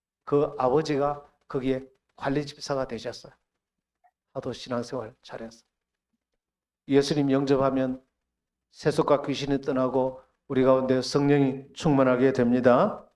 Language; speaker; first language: Korean; native; Korean